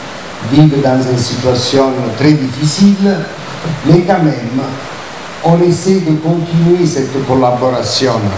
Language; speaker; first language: French; non-native, fluent; Italian